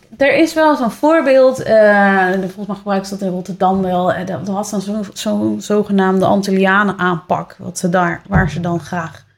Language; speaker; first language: Dutch; native; Dutch